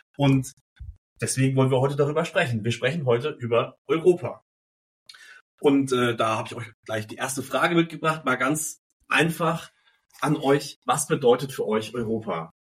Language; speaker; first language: German; native; German